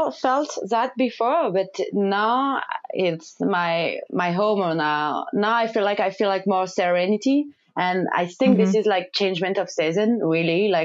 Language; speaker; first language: English; non-native, learner; French